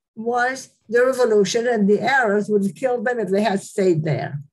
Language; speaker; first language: English; non-native, fluent; French